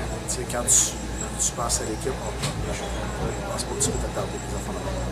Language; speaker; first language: French; native; French